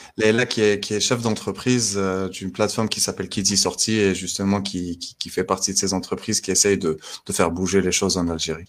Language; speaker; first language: French; non-native, local second language; Arabic